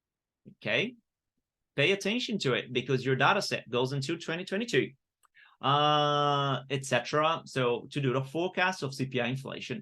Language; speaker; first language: English; non-native, fluent; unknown